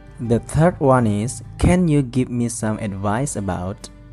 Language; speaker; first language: English; non-native, fluent; Indonesian